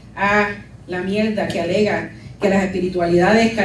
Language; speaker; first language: Spanish; early bilingual, heritage; Spanish